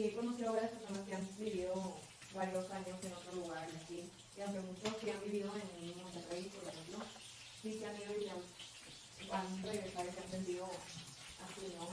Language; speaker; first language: Spanish; early bilingual, heritage; Spanish